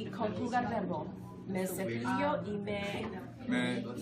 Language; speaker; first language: Spanish; non-native, fluent; English